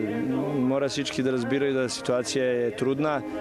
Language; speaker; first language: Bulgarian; non-native, learner; Bosnian